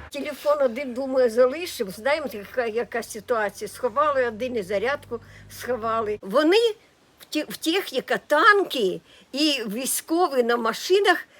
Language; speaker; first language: Ukrainian; native; Ukrainian